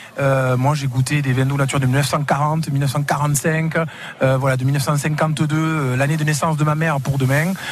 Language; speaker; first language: French; native; French